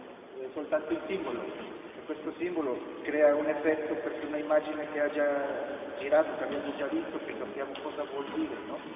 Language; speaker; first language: Italian; non-native, fluent; Spanish